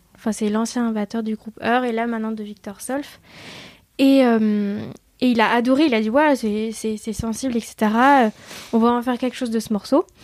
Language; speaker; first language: French; early bilingual, other home language; Vietnamese